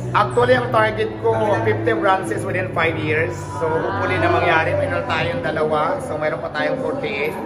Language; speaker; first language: Filipino; non-native, local second language; Waray